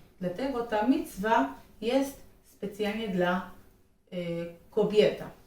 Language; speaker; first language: Polish; non-native, learner; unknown